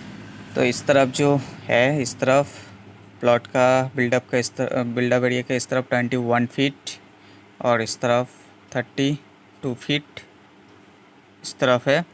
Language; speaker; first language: Hindi; non-native, local second language; Bangla